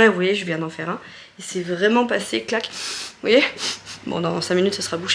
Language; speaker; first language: French; native; French